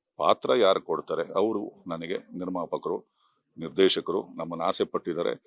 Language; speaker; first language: Kannada; native; Kannada